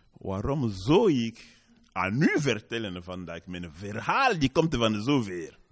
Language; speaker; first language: Dutch; non-native, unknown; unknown